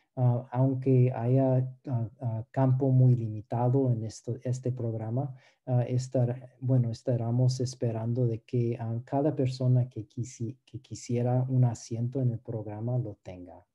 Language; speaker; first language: Spanish; non-native, fluent; English